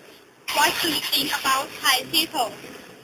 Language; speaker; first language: English; non-native, learner; Thai